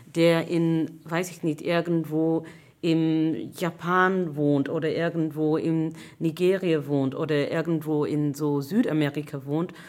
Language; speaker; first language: German; non-native, fluent; English